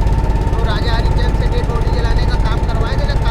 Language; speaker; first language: Hindi; native; Hindi